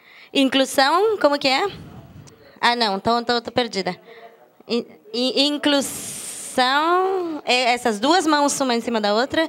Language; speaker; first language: Portuguese; non-native, fluent; German